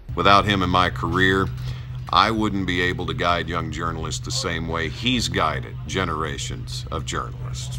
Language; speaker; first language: English; native; English